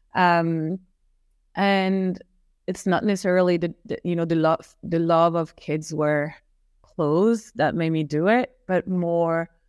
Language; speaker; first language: English; non-native, fluent; French